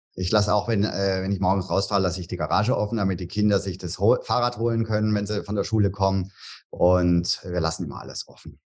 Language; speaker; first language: German; native; German